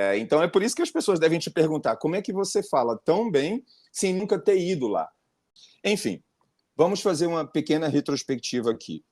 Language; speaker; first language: Portuguese; native; Portuguese